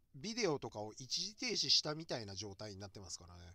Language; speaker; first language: Japanese; native; Japanese